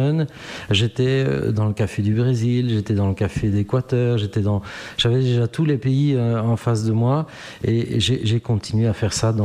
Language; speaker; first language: French; native; French